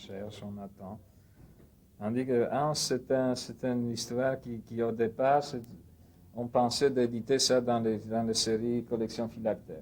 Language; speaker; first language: French; non-native, fluent; Polish